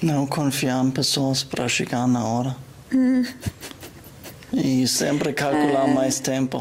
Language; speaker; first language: Portuguese; non-native, learner; German